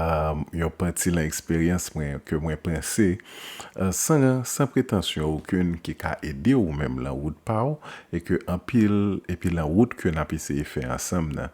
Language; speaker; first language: French; non-native, local second language; Haitian Creole